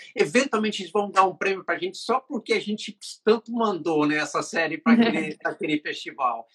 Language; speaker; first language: Portuguese; non-native, fluent; English